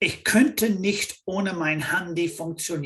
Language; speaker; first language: German; non-native, fluent; English